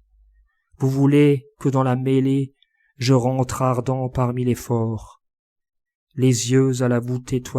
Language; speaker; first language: French; native; French